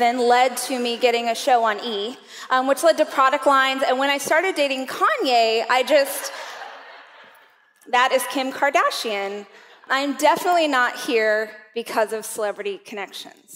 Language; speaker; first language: English; native; English